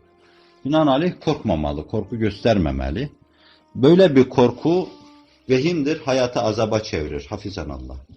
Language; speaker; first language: Turkish; native; Turkish